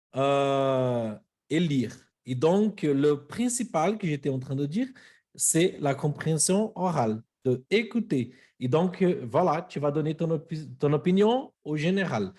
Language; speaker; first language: French; non-native, learner; Portuguese